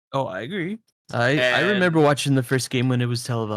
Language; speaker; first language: English; native; English